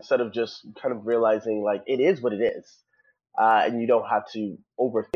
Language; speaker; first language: English; native; English